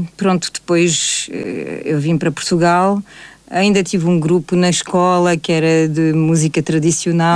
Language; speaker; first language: Portuguese; native; Portuguese